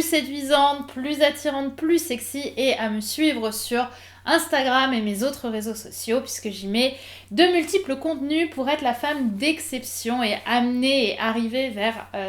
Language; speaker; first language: French; native; French